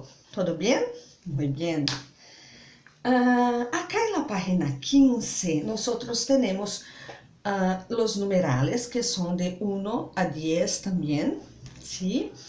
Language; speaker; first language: Spanish; non-native, learner; Portuguese